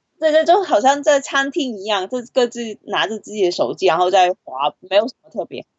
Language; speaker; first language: Chinese; non-native, fluent; Cantonese